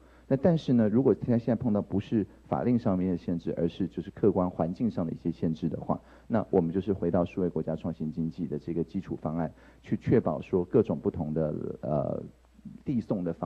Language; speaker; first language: Chinese; native; Chinese